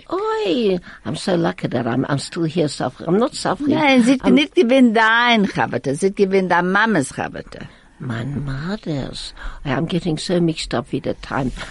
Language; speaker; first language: English; non-native, fluent; Latvian